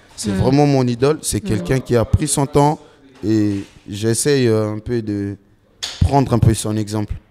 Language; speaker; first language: French; non-native, local second language; Lingala